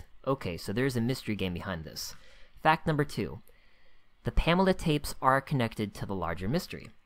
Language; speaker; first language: English; native; English